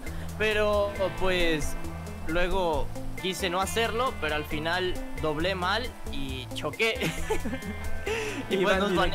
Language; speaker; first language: Spanish; native; Spanish